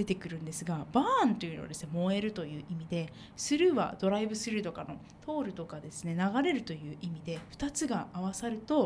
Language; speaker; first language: Japanese; native; Japanese